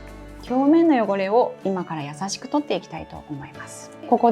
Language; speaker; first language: Japanese; native; Japanese